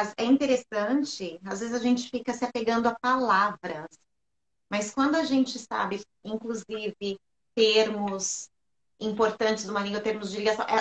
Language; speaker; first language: Portuguese; native; Portuguese